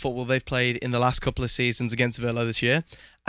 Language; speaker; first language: English; native; English